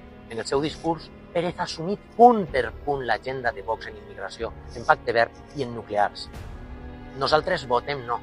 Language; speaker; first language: Catalan; native; Catalan